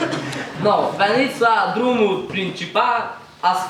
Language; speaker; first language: Romanian; non-native, learner; Hungarian